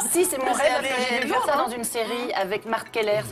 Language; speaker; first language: French; native; French